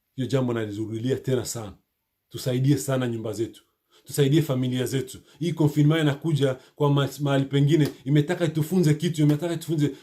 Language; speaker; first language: Swahili; native; Swahili